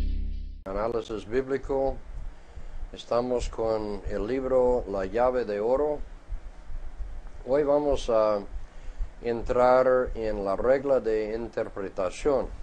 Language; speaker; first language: Spanish; non-native, fluent; English